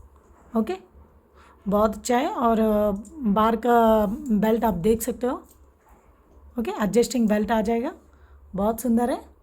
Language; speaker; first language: Hindi; non-native, local second language; Telugu